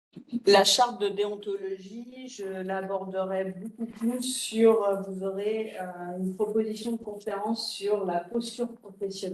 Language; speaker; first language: French; native; French